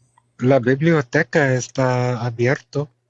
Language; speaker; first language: Spanish; early bilingual, heritage; English